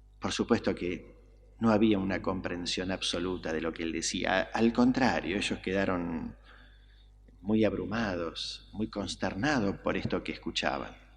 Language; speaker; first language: Spanish; native; Spanish